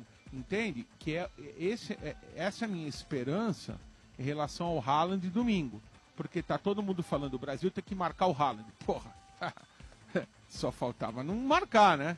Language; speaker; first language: Portuguese; native; Portuguese